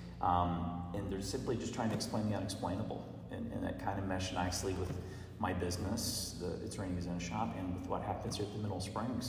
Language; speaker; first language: English; native; English